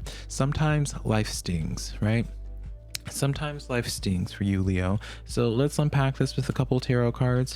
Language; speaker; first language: English; native; English